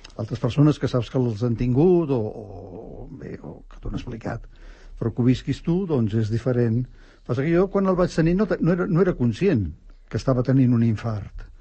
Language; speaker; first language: Catalan; native; Catalan